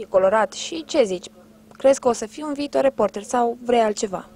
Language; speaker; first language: Romanian; native; Romanian